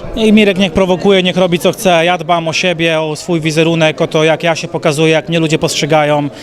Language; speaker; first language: Polish; native; Polish